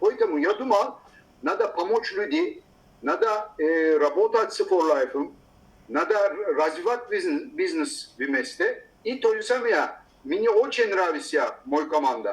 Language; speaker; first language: Russian; non-native, learner; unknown